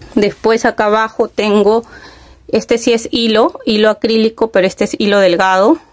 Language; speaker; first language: Spanish; native; Spanish